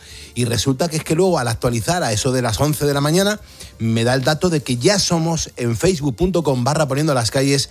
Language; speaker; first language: Spanish; native; Spanish